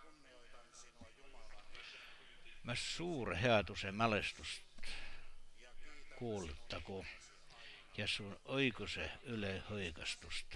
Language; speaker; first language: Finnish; non-native, learner; Estonian